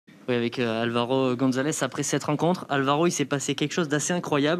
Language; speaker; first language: French; native; French